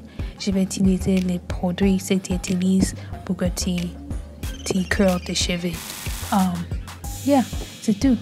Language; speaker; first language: French; early bilingual, heritage; French